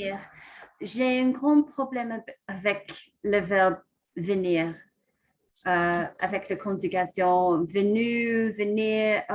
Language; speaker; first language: French; non-native, learner; English